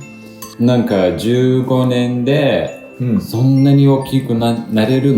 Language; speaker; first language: Japanese; non-native, fluent; Lithuanian